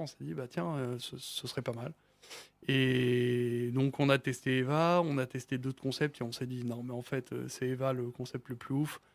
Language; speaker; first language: French; native; French